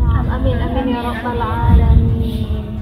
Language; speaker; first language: Arabic; non-native, learner; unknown